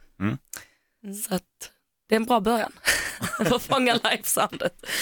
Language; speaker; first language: Swedish; native; Swedish